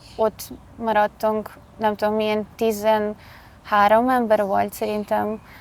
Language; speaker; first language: Hungarian; non-native, learner; Ukrainian